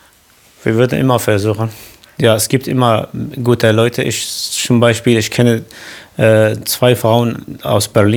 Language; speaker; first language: German; non-native, learner; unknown